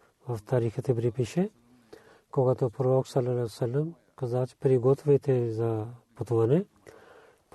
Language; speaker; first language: Bulgarian; non-native, learner; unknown